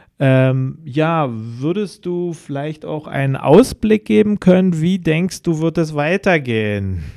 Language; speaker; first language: German; native; German